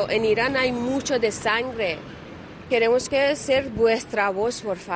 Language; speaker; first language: Spanish; non-native, learner; Persian